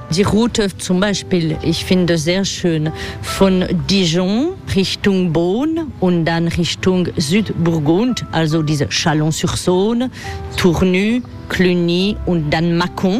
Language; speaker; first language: German; non-native, fluent; French